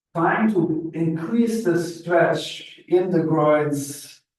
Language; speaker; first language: English; non-native, fluent; German